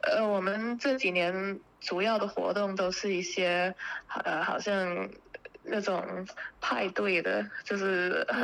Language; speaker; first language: Chinese; early bilingual, heritage; Chinese